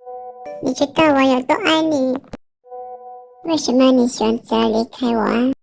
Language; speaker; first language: Chinese; non-native, learner; Lao